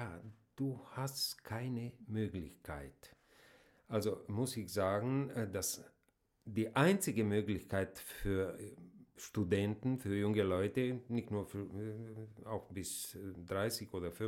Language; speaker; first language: German; non-native, fluent; Romanian